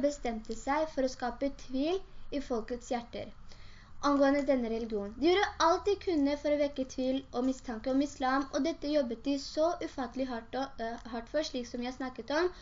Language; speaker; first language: Norwegian; early bilingual, other home language; Urdu